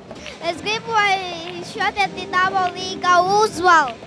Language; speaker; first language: Latvian; non-native, local second language; Russian